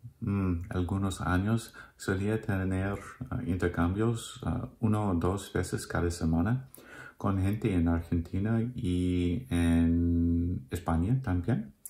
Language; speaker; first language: Spanish; non-native, learner; English